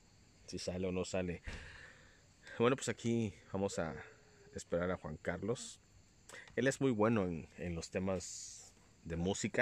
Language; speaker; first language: Spanish; native; Spanish